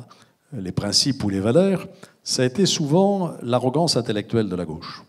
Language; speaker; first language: French; native; French